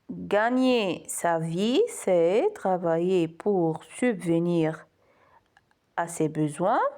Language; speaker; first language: French; non-native, local second language; Arabic